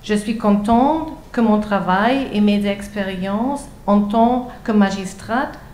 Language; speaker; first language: French; non-native, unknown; German